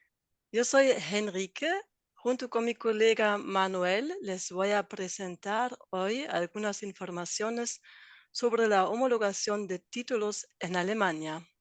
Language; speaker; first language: Spanish; non-native, fluent; German